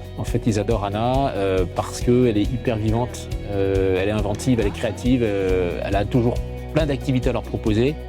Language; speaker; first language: French; native; French